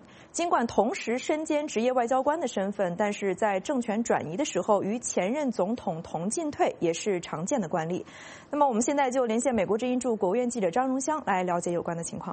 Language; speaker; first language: Chinese; native; Chinese